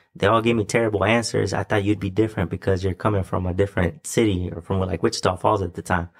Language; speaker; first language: English; native; English